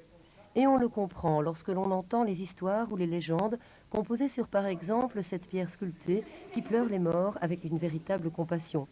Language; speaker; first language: French; native; French